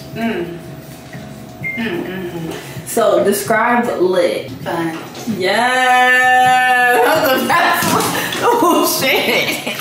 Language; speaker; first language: English; native; English